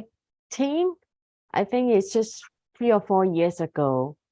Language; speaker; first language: English; non-native, fluent; Cantonese